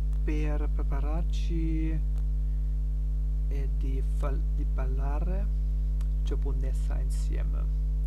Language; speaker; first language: Italian; non-native, learner; German